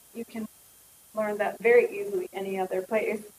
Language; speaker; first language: English; native; English